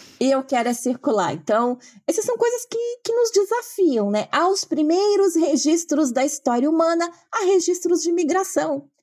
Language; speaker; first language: Portuguese; native; Portuguese